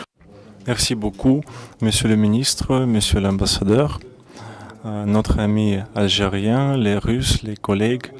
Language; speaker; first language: French; non-native, fluent; Russian